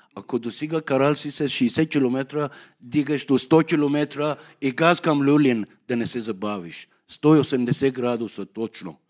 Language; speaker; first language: Bulgarian; non-native, learner; Persian